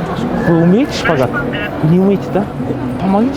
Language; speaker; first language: Russian; non-native, local second language; Kyrgyz